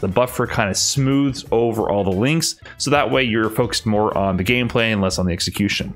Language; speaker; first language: English; native; English